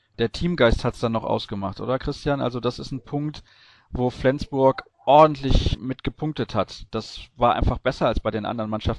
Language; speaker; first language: German; native; German